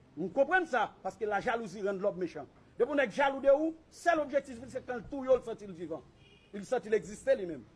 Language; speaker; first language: Haitian Creole; native; Haitian Creole